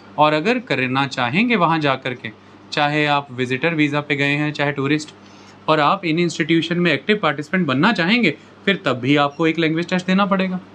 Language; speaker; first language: Hindi; non-native, local second language; Punjabi